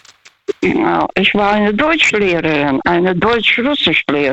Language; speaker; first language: German; non-native, fluent; Russian